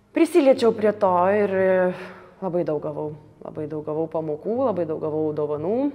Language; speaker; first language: Lithuanian; early bilingual, other home language; Russian